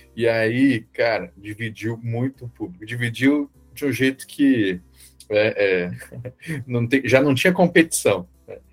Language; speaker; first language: Portuguese; native; Portuguese